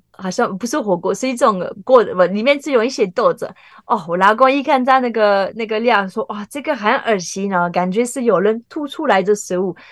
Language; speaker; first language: Chinese; non-native, fluent; French